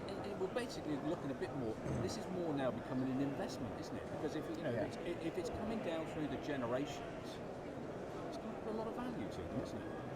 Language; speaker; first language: English; native; English